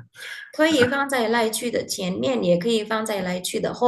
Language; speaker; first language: Chinese; non-native, fluent; Indonesian